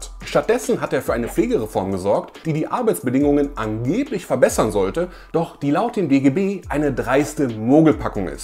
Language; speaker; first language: German; native; German